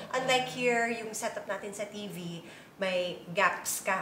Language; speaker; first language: Filipino; non-native, local second language; English